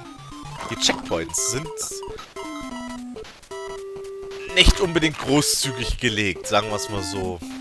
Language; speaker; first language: German; native; German